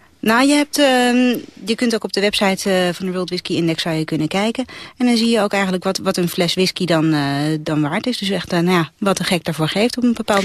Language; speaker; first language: Dutch; native; Dutch